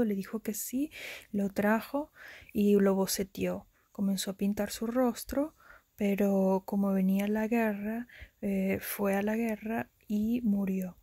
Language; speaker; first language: Spanish; native; Spanish